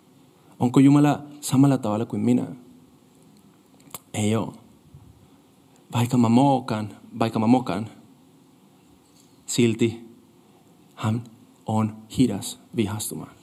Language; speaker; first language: Finnish; non-native, fluent; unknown